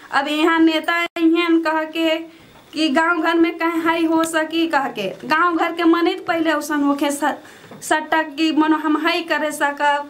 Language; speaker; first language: Bhojpuri; native; Bhojpuri